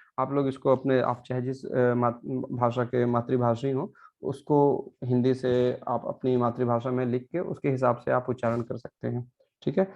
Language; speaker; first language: Hindi; native; Hindi